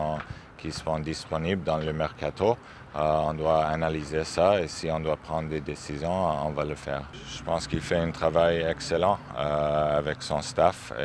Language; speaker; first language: French; non-native, local second language; English